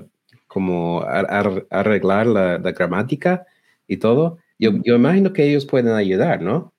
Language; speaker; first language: Spanish; non-native, learner; English